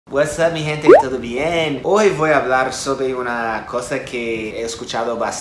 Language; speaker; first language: Spanish; non-native, fluent; Portuguese